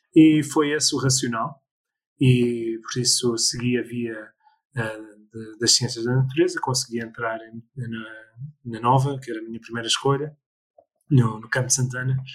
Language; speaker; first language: Portuguese; early bilingual, other home language; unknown